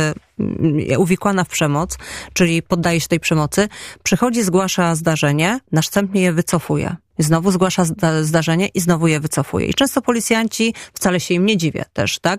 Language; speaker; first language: Polish; native; Polish